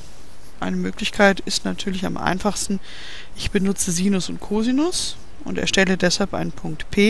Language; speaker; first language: German; native; German